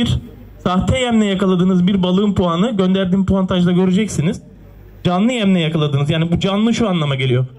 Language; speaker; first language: Turkish; native; Turkish